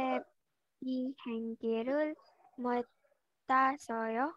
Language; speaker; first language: Korean; non-native, learner; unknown